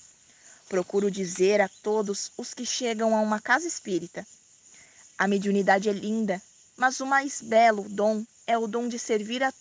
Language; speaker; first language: Portuguese; native; Portuguese